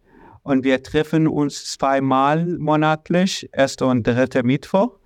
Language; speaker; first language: German; non-native, learner; Arabic